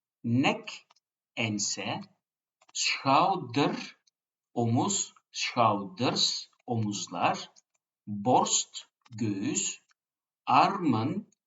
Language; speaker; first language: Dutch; non-native, fluent; Turkish